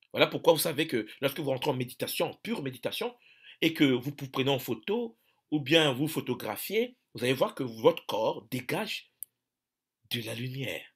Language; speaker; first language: French; non-native, local second language; Kongo